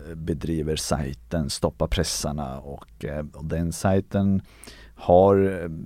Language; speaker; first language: Swedish; early bilingual, other home language; Armenian